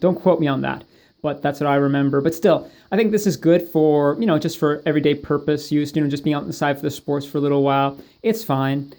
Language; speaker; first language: English; native; English